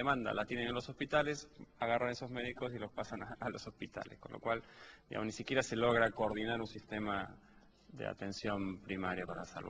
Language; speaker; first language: Spanish; native; Spanish